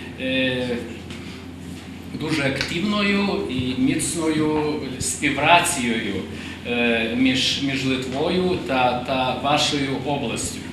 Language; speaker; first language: Ukrainian; non-native, fluent; Lithuanian